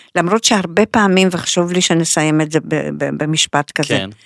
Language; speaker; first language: Hebrew; non-native, fluent; Romanian